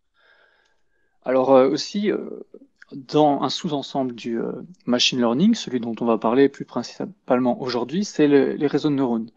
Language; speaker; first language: French; native; French